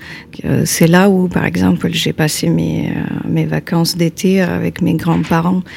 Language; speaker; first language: French; non-native, fluent; Ukrainian